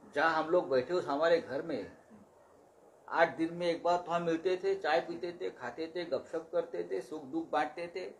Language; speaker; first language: Hindi; non-native, local second language; Marathi